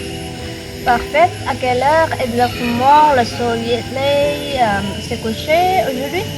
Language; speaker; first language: French; non-native, learner; Indonesian